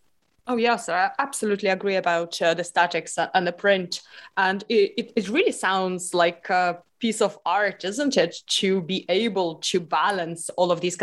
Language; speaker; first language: English; non-native, fluent; Lithuanian